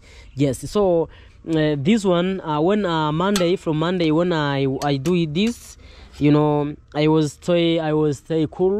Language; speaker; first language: English; non-native, learner; Swahili